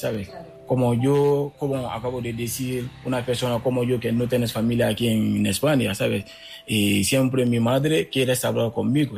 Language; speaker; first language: Spanish; non-native, fluent; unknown